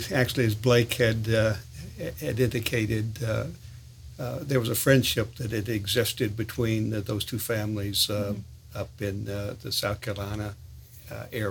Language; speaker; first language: English; native; English